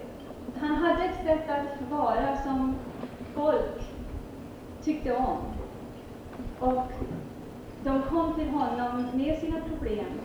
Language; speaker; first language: Swedish; early bilingual, heritage; Swedish